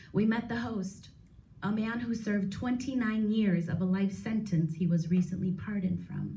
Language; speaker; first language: English; native; English